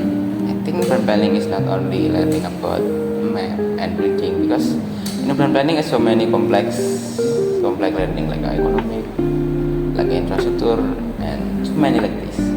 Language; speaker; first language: English; non-native, learner; Indonesian